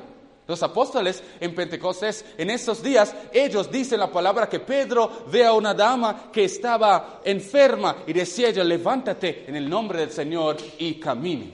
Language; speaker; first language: Spanish; non-native, fluent; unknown